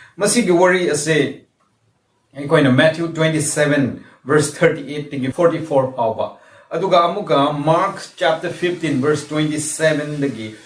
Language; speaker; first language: Manipuri; non-native, local second language; Rongmei Naga